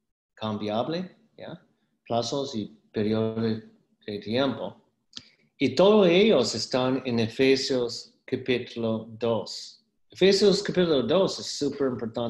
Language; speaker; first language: Spanish; non-native, fluent; English